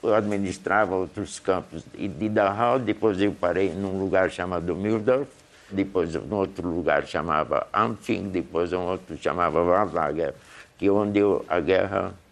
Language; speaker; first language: Portuguese; early bilingual, other home language; Hungarian